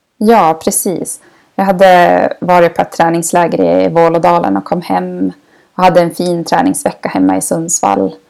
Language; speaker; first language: Swedish; native; Swedish